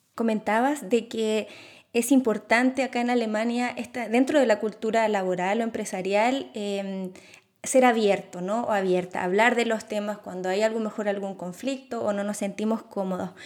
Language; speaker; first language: Spanish; native; Spanish